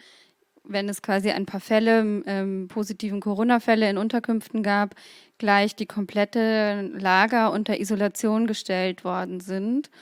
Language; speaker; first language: German; native; German